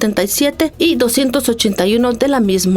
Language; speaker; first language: Spanish; native; Spanish